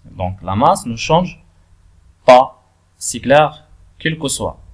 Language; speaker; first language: French; non-native, local second language; Arabic